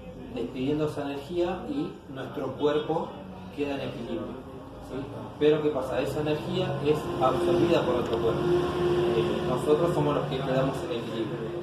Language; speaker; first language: Spanish; native; Spanish